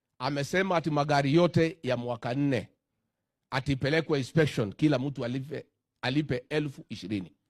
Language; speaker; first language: Swahili; non-native, local second language; Kikuyu